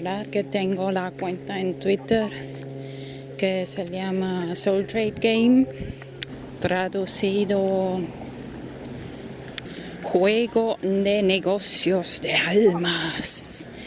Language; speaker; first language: Spanish; non-native, fluent; German